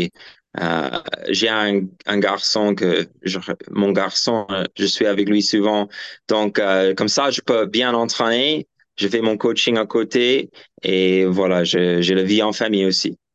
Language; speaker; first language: French; non-native, fluent; English